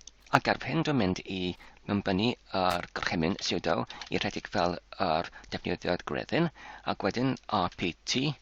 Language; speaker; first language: Welsh; non-native, learner; English